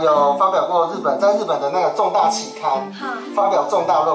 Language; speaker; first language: Chinese; native; Chinese